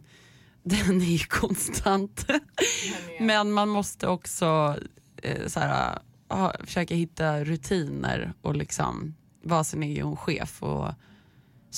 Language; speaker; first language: Swedish; native; Swedish